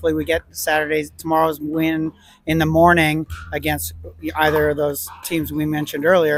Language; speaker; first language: English; native; English